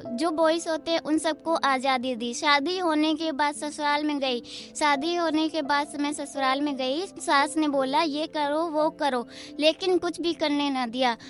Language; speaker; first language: Hindi; native; Hindi